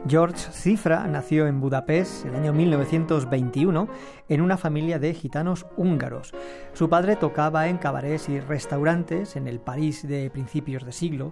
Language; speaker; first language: Spanish; native; Spanish